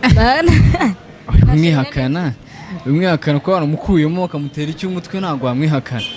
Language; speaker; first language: Kinyarwanda; native; Kinyarwanda